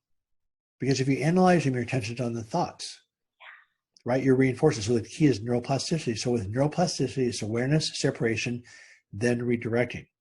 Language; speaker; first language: English; native; English